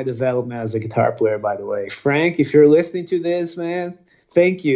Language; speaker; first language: English; non-native, fluent; Portuguese